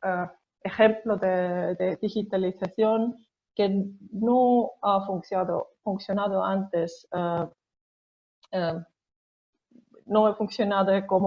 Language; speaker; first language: Spanish; non-native, fluent; Estonian